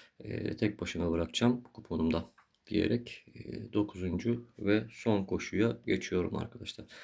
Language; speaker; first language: Turkish; native; Turkish